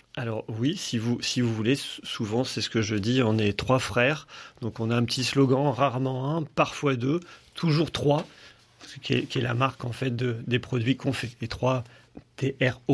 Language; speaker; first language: French; native; French